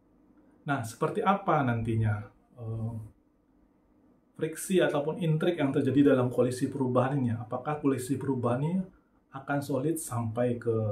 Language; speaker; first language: Indonesian; native; Indonesian